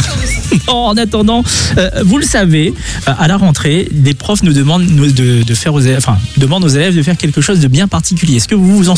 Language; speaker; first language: French; native; French